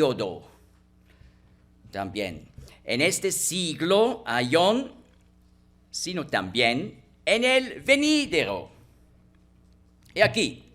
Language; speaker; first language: Spanish; non-native, fluent; German